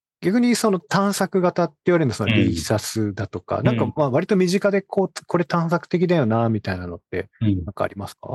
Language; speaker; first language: Japanese; native; Japanese